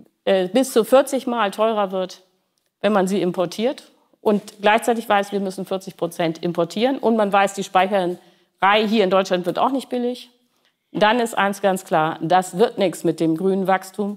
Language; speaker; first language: German; native; German